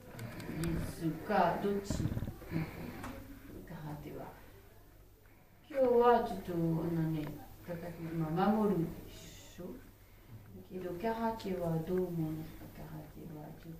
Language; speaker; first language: Japanese; non-native, learner; French